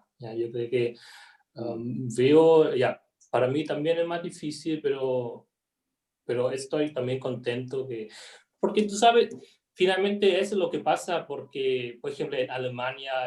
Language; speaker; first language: Spanish; non-native, fluent; German